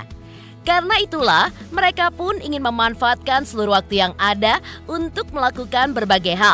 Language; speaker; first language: Indonesian; native; Indonesian